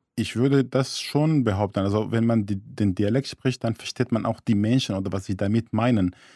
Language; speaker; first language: German; non-native, fluent; Arabic